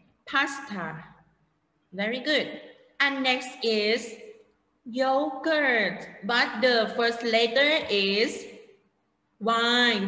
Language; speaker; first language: English; non-native, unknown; Thai